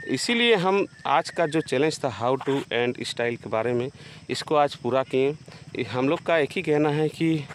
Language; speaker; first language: Hindi; non-native, local second language; Bangla